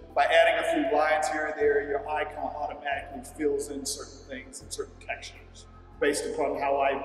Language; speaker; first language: English; native; English